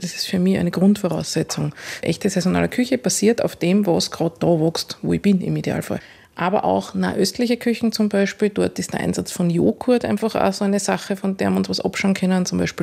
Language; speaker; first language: German; native; German